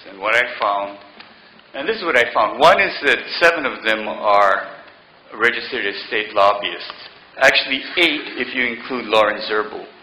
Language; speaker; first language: English; native; English